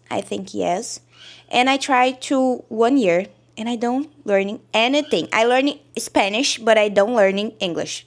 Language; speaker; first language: English; non-native, learner; Portuguese